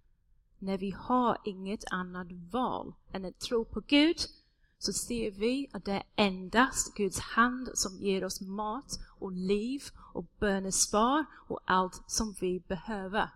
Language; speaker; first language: Swedish; non-native, fluent; English